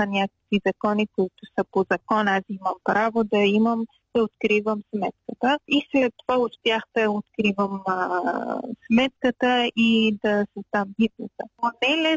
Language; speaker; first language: Bulgarian; non-native, fluent; Persian